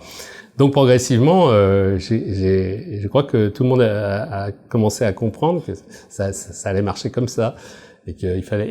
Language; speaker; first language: French; native; French